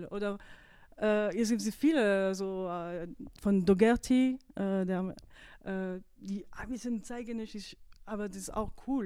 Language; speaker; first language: German; non-native, fluent; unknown